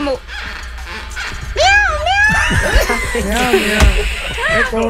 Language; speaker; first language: Spanish; non-native, learner; Korean